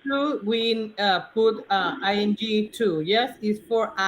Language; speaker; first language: English; non-native, learner; Spanish